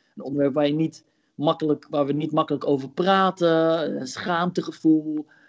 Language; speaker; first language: Dutch; early bilingual, other home language; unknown